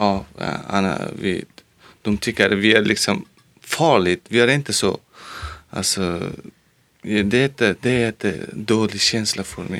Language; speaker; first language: Swedish; non-native, learner; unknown